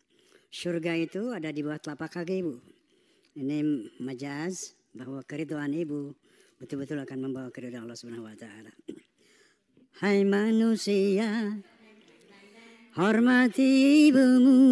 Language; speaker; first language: Indonesian; native; Indonesian